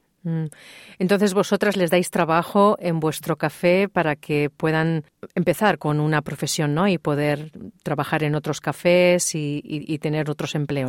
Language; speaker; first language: Spanish; native; Spanish